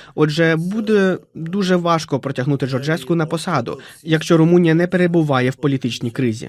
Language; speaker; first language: Ukrainian; non-native, fluent; Romanian